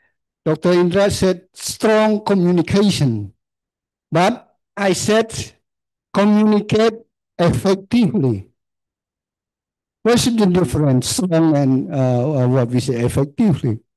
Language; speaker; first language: English; non-native, learner; Khmer